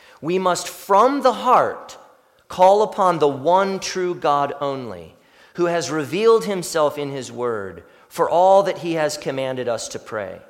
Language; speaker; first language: English; native; English